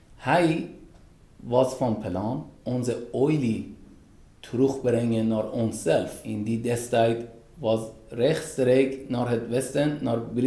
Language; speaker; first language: Dutch; non-native, fluent; Persian